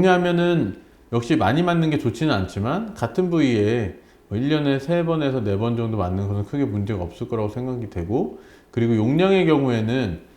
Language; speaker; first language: Korean; native; Korean